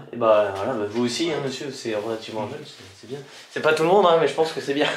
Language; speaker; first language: French; native; French